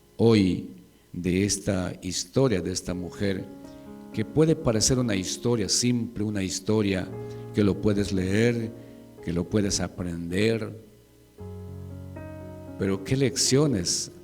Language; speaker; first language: Spanish; native; Spanish